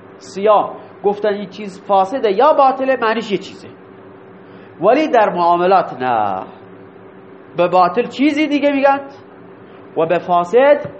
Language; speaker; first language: Persian; non-native, local second language; Baluchi